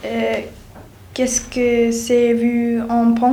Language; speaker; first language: French; non-native, learner; English